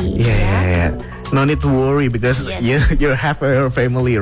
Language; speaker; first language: English; non-native, fluent; Indonesian